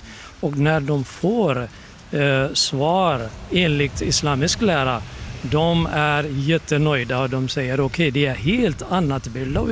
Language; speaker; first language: Swedish; non-native, fluent; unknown